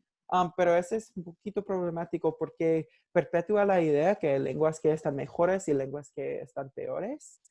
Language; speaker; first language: Spanish; non-native, learner; English